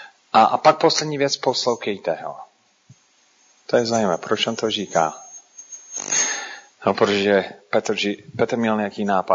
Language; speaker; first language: Czech; non-native, fluent; English